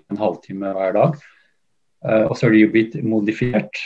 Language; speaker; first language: Norwegian; native; Norwegian